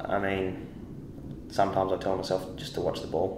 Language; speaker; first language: English; native; English